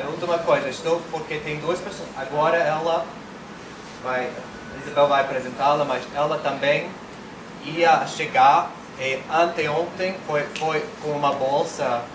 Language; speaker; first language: Portuguese; non-native, fluent; English